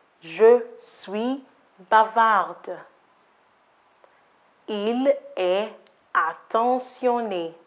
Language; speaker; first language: French; non-native, fluent; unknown